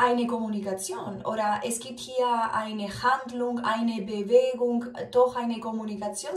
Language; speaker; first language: German; non-native, fluent; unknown